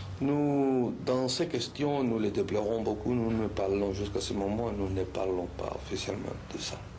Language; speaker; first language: French; non-native, fluent; Spanish